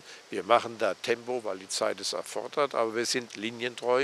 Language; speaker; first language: German; native; German